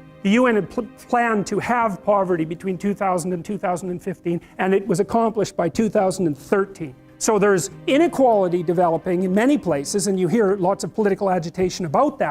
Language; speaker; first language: English; native; English